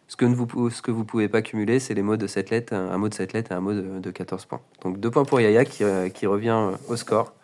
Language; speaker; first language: French; native; French